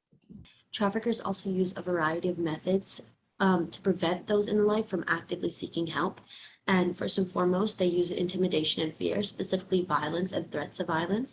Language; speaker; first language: English; native; English